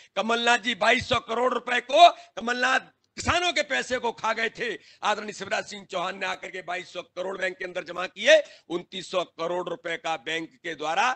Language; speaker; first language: Hindi; native; Hindi